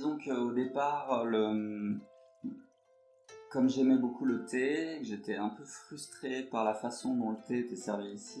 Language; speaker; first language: French; native; French